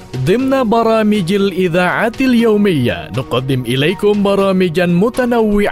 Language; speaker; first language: Arabic; non-native, fluent; Indonesian